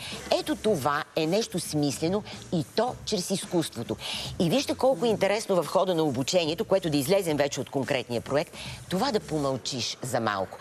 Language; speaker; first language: Bulgarian; native; Bulgarian